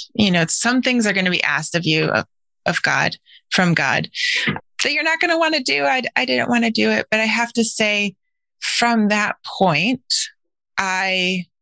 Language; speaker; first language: English; native; English